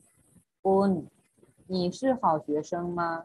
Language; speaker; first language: Chinese; non-native, learner; Thai